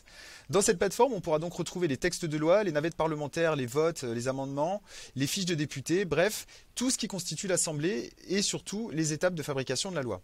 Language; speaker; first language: French; native; French